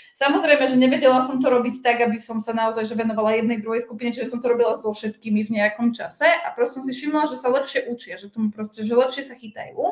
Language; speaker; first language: Slovak; native; Slovak